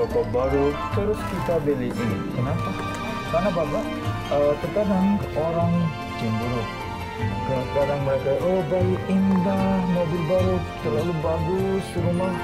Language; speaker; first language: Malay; non-native, fluent; Turkish